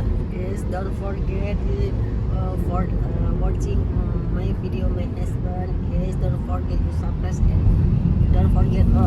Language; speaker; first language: English; non-native, learner; Indonesian